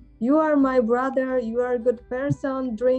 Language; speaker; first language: English; non-native, learner; Georgian